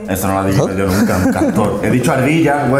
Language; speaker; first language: Spanish; native; Spanish